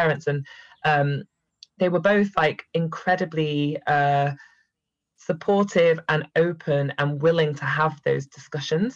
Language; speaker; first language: English; native; English